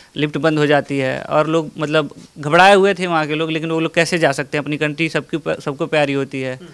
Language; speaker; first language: Hindi; native; Hindi